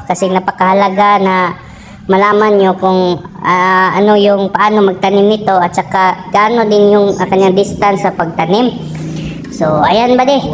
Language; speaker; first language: Filipino; non-native, local second language; Cebuano